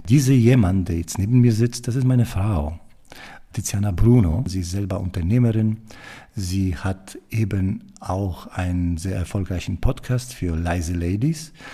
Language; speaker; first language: German; non-native, fluent; Polish